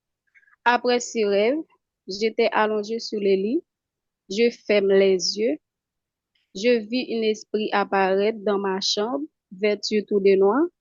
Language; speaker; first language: French; non-native, local second language; Haitian Creole